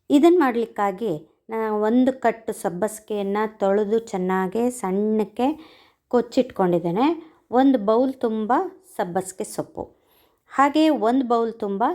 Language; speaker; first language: Kannada; non-native, local second language; Konkani